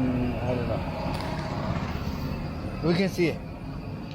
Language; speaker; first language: English; non-native, learner; Chinese